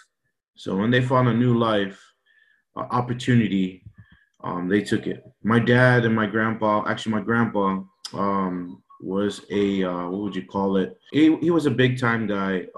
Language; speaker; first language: English; early bilingual, other home language; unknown